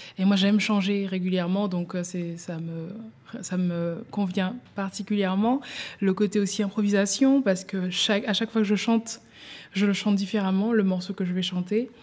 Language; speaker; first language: French; native; French